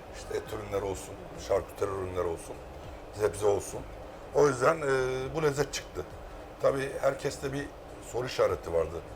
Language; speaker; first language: Turkish; native; Turkish